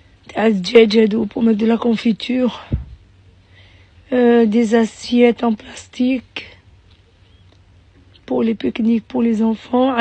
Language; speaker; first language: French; non-native, local second language; Arabic